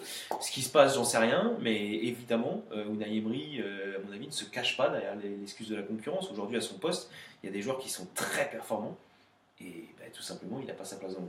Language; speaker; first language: French; native; French